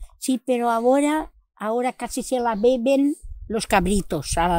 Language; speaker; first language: Spanish; non-native, local second language; Catalan